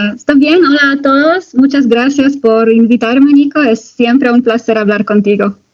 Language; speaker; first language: Spanish; non-native, learner; Polish